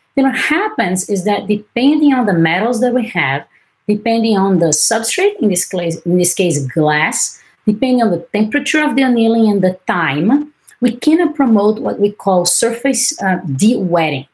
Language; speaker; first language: English; non-native, fluent; Portuguese